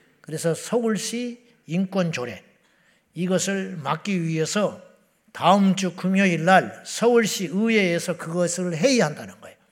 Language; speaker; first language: Korean; native; Korean